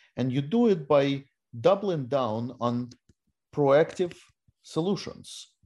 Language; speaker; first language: English; non-native, fluent; Russian